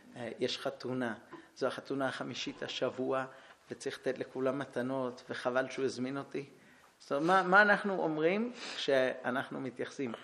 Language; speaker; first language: Hebrew; early bilingual, heritage; Hebrew